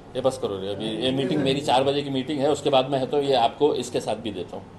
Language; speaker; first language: Hindi; non-native, local second language; Marathi